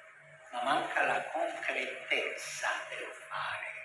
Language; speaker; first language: Italian; non-native, fluent; Spanish